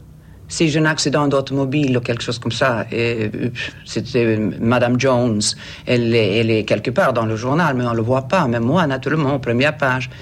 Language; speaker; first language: French; non-native, fluent; Swedish